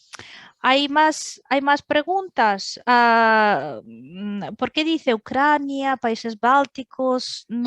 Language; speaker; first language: Spanish; non-native, fluent; Russian